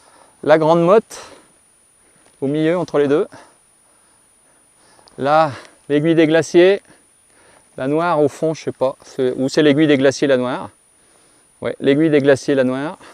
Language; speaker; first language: French; native; French